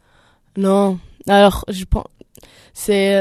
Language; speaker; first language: French; non-native, learner; German